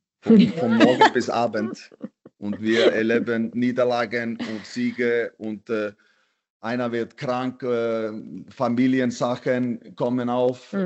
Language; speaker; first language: German; non-native, fluent; Icelandic